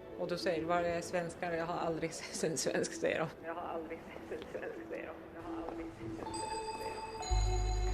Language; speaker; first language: Swedish; non-native, fluent; Arabic